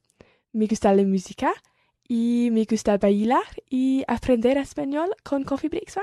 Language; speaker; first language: Spanish; non-native, learner; English